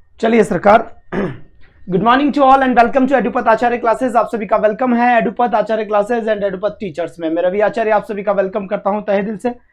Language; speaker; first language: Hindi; native; Hindi